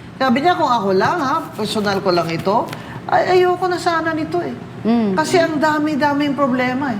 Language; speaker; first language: Filipino; non-native, local second language; Cebuano